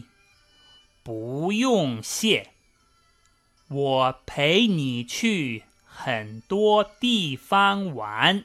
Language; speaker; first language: Chinese; non-native, fluent; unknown